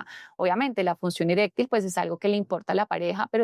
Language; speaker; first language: Spanish; native; Spanish